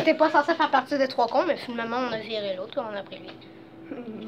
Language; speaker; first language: French; native; French